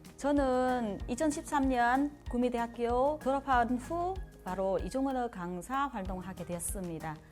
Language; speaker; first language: Korean; non-native, fluent; Vietnamese